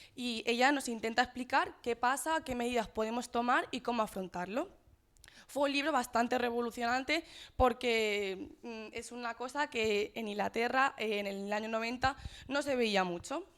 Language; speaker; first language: Spanish; native; Spanish